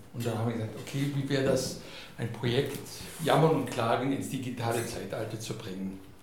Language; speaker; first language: German; non-native, fluent; Hungarian